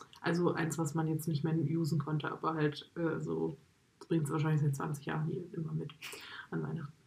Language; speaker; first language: German; native; German